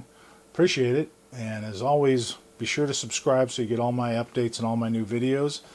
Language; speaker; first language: English; native; English